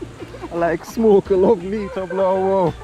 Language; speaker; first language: English; native; English